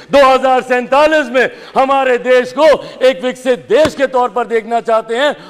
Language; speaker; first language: Hindi; native; Hindi